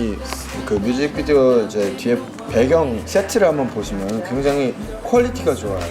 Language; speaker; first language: Korean; native; Korean